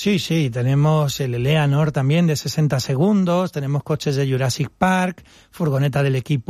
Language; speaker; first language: Spanish; native; Spanish